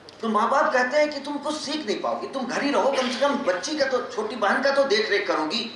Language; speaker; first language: Hindi; non-native, local second language; Magahi